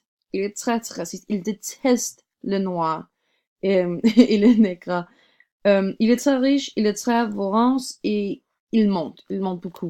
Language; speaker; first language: French; non-native, learner; English